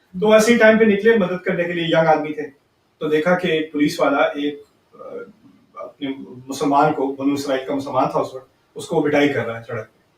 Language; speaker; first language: Urdu; early bilingual, heritage; Urdu